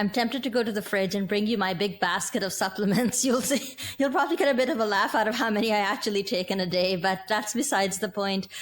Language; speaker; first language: English; native; English